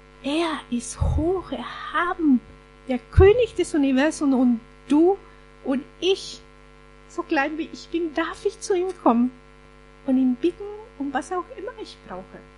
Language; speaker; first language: German; non-native, fluent; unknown